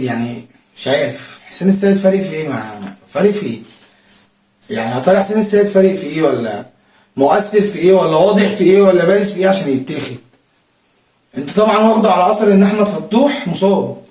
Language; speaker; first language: Arabic; native; Arabic